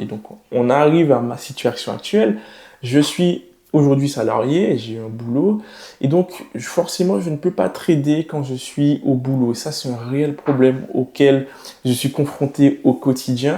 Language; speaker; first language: French; native; French